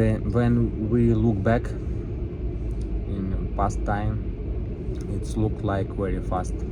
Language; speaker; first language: English; non-native, learner; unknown